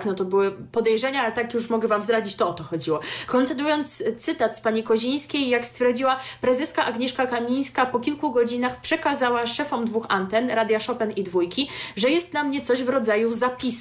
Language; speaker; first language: Polish; native; Polish